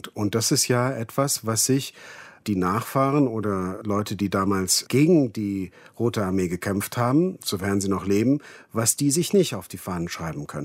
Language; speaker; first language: German; native; German